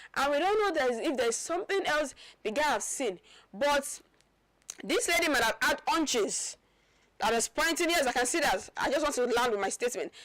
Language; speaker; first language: English; non-native, local second language; Yoruba